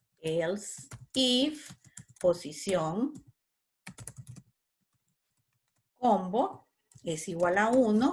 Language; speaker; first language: Spanish; native; Spanish